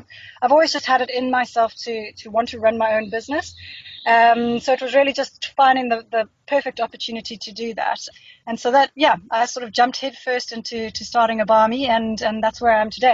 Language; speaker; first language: English; native; English